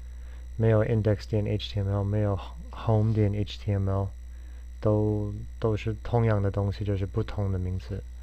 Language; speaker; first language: Chinese; non-native, fluent; English